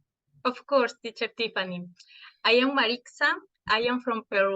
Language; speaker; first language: English; non-native, fluent; Spanish